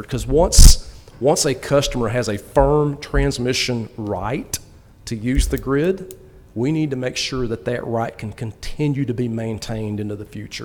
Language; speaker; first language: English; native; English